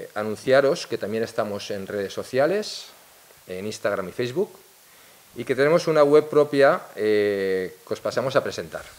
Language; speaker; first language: Spanish; non-native, local second language; Catalan